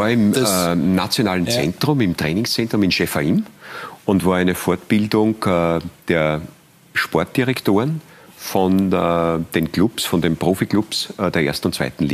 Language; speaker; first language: German; native; German